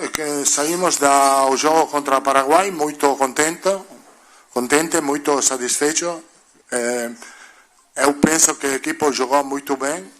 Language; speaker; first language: Portuguese; non-native, learner; Italian